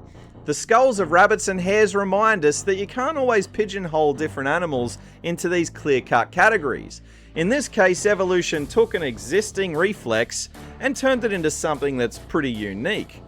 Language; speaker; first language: English; native; English